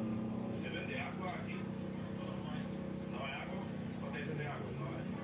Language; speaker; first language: Spanish; non-native, fluent; English